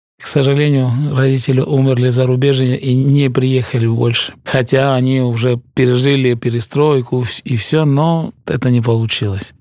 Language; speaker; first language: Russian; early bilingual, heritage; Russian